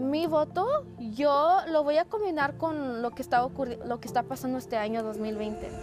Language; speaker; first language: Spanish; early bilingual, heritage; Spanish